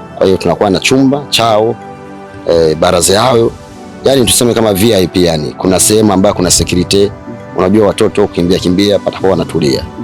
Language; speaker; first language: Swahili; non-native, local second language; Rundi